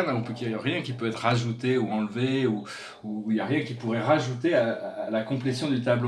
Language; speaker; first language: French; native; French